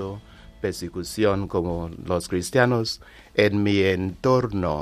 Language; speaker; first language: Spanish; non-native, learner; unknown